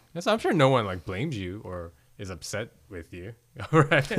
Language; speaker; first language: English; native; English